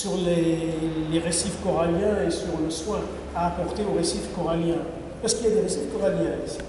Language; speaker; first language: French; native; French